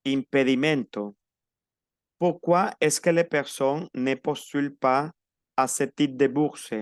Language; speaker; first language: French; non-native, fluent; Spanish